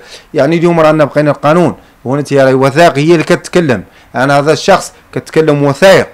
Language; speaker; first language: Arabic; native; Arabic